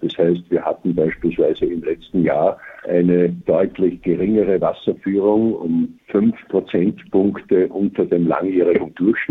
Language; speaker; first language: German; native; German